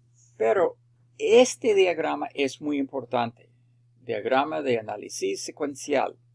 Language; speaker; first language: Spanish; non-native, fluent; English